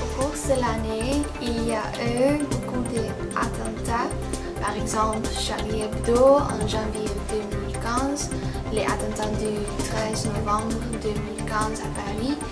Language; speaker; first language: French; non-native, learner; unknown